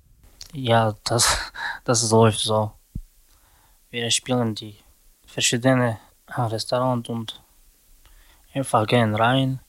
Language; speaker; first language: German; non-native, learner; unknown